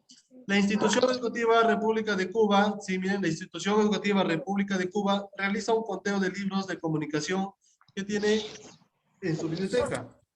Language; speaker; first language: Spanish; native; Spanish